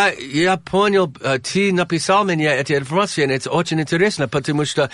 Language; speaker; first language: Russian; non-native, learner; English